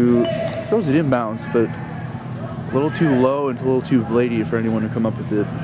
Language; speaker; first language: English; native; English